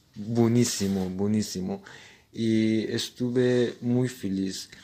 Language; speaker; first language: Spanish; non-native, learner; Persian